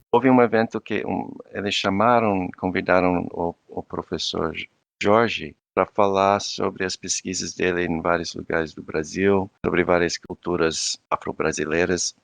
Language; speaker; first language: Portuguese; non-native, fluent; English